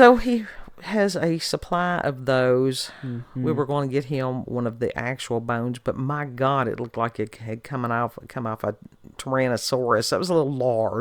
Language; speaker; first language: English; native; English